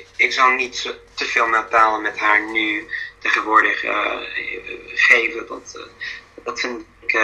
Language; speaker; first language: Dutch; non-native, fluent; English